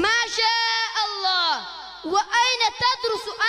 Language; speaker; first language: Arabic; non-native, learner; Urdu